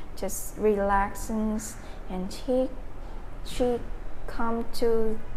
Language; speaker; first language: English; non-native, learner; Vietnamese